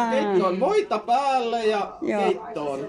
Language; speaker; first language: Finnish; native; Finnish